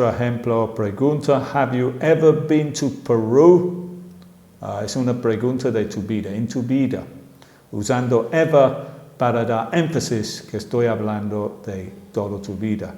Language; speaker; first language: Spanish; non-native, fluent; English